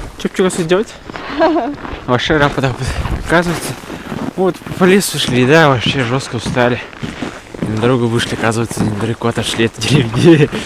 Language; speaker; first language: Russian; non-native, local second language; Yakut